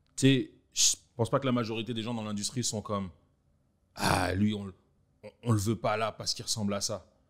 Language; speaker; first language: French; native; French